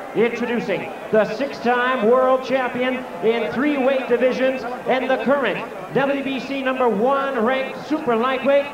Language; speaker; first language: English; native; English